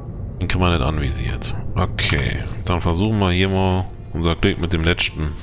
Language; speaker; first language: German; native; German